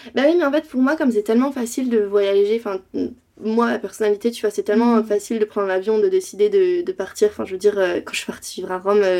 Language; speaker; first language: French; native; French